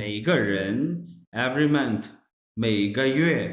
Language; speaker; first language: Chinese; non-native, fluent; Urdu